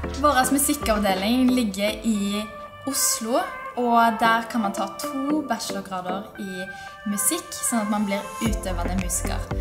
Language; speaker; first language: Norwegian; native; Norwegian